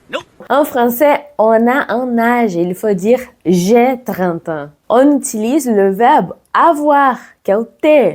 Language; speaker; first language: French; non-native, fluent; Portuguese